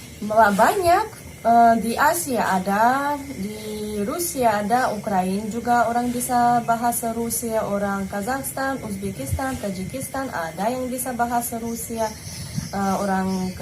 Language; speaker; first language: Indonesian; non-native, fluent; Russian